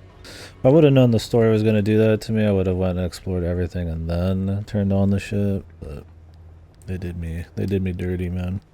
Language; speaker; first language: English; native; English